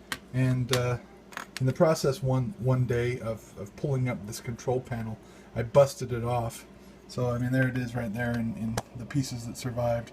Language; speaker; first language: English; native; English